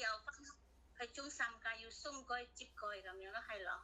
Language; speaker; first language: Cantonese; non-native, fluent; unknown